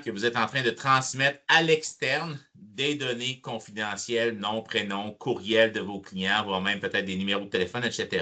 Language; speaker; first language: French; native; French